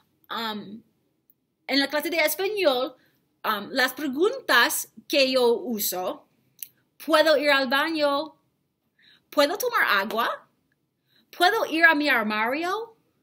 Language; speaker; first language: Spanish; non-native, fluent; English